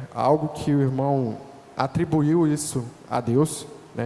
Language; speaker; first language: Portuguese; native; Portuguese